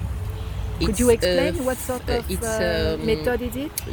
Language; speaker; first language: English; non-native, fluent; French